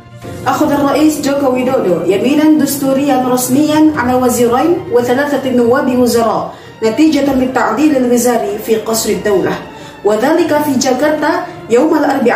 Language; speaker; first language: Arabic; non-native, learner; Indonesian